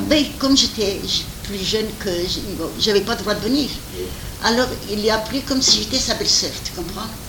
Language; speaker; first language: French; non-native, fluent; Armenian